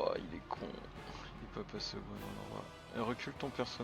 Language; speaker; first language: French; native; French